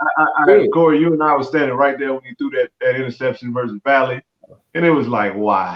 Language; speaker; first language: English; native; English